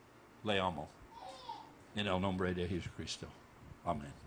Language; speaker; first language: Spanish; non-native, learner; English